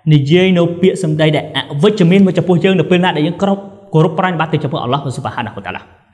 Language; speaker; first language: Khmer; non-native, local second language; Eastern Cham